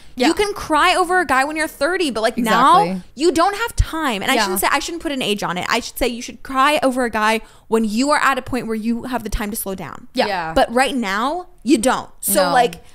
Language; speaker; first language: English; native; English